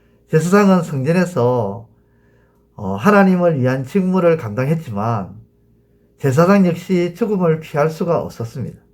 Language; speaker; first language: Korean; native; Korean